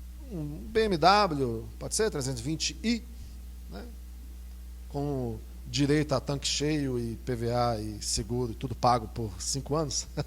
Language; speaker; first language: Portuguese; native; Portuguese